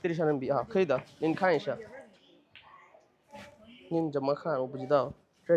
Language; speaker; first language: Chinese; non-native, learner; Bangla